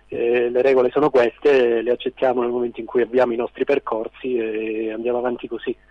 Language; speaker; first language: Italian; native; Italian